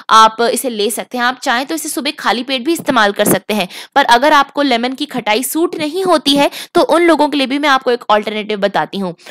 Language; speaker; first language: Hindi; native; Hindi